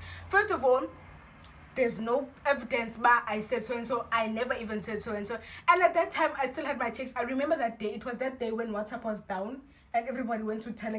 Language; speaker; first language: English; non-native, local second language; Xhosa